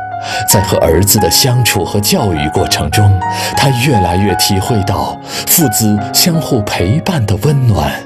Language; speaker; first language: Chinese; native; Chinese